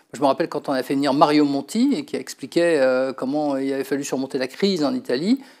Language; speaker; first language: French; native; French